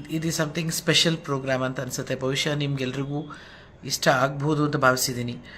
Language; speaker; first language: Kannada; non-native, local second language; Telugu